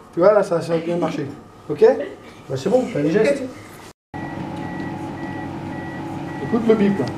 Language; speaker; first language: French; native; French